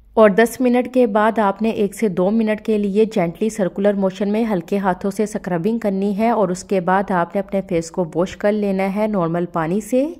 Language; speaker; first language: Urdu; native; Urdu